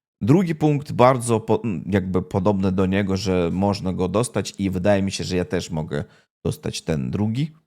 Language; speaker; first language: Polish; non-native, learner; Russian